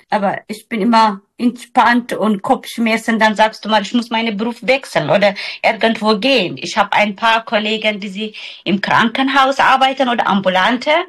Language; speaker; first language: German; non-native, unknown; Somali